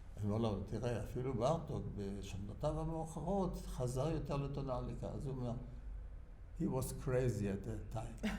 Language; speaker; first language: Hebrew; early bilingual, other home language; German